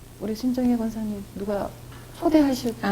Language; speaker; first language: Korean; native; Korean